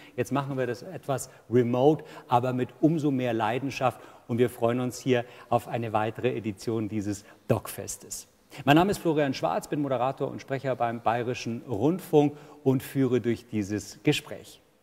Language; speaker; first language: German; native; German